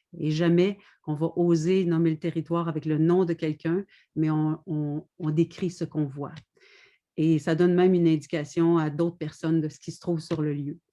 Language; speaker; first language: French; native; French